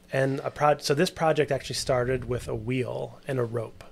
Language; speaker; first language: English; native; English